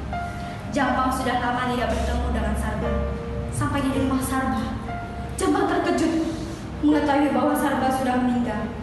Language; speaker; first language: Indonesian; native; Indonesian